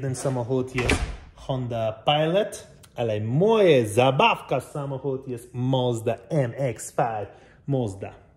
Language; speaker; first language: Polish; non-native, learner; English